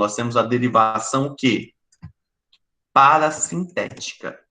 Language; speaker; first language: Portuguese; native; Portuguese